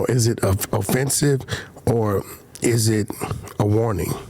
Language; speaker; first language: English; native; English